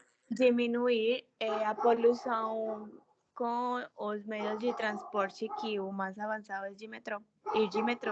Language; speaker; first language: Portuguese; non-native, fluent; Spanish